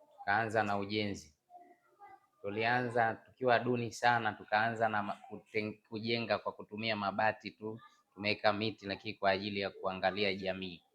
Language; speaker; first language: Swahili; non-native, local second language; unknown